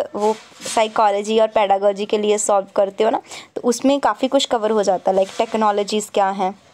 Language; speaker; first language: Hindi; non-native, local second language; Punjabi